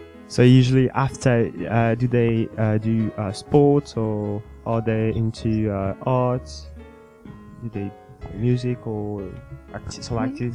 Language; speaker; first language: English; non-native, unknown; French